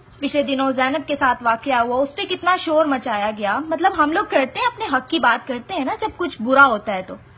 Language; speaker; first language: Urdu; non-native, local second language; Punjabi